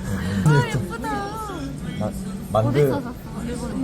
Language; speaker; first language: Korean; non-native, learner; Japanese